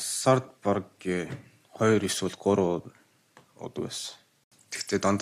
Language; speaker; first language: Mongolian; early bilingual, heritage; Mongolian